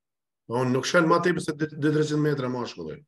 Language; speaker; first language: Albanian; native; Albanian